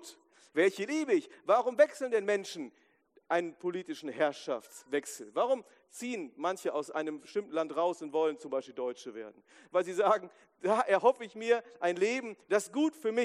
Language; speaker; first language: German; native; German